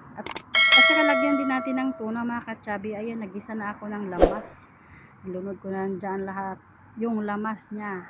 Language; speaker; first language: Filipino; non-native, local second language; Cebuano